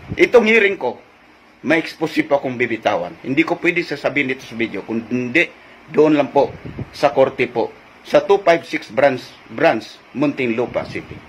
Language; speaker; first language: Filipino; non-native, local second language; Cebuano